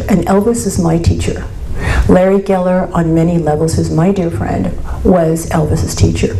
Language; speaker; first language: English; native; English